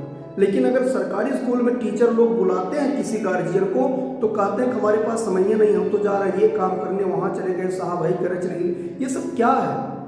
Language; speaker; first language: Hindi; native; Hindi